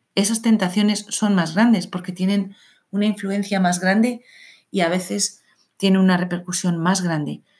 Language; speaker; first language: Spanish; native; Spanish